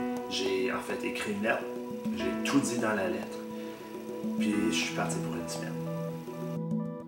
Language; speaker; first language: French; native; French